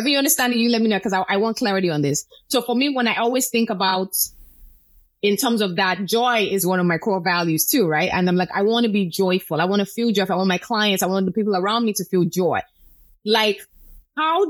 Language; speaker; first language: English; non-native, local second language; Yoruba